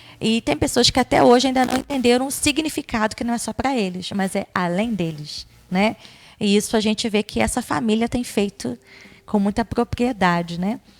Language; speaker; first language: Portuguese; native; Portuguese